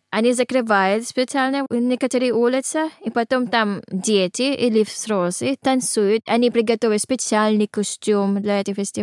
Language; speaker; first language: Russian; non-native, learner; Filipino